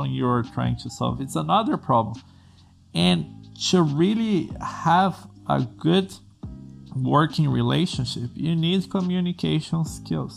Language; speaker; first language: English; non-native, fluent; Portuguese